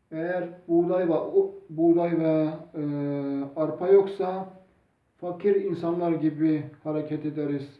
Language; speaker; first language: Turkish; non-native, local second language; Zaza